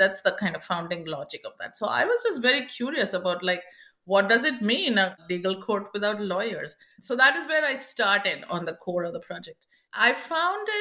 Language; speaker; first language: English; non-native, local second language; Bangla